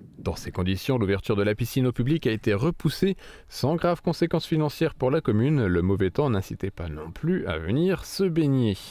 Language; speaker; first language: French; native; French